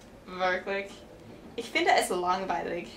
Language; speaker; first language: German; non-native, learner; English